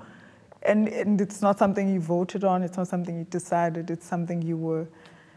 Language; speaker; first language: English; non-native, local second language; Zulu